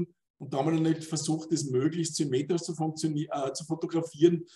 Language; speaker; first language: German; native; German